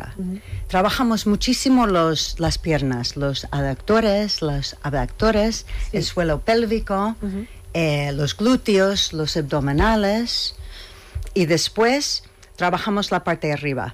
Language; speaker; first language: Spanish; non-native, fluent; English